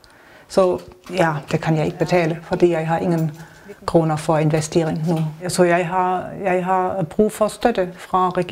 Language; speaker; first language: Danish; non-native, learner; German